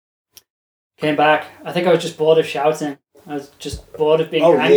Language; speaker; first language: English; native; English